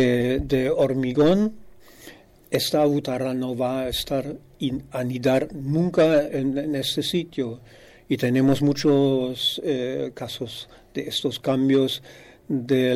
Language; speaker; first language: Spanish; non-native, fluent; German